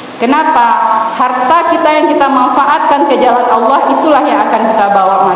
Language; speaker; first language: Indonesian; native; Indonesian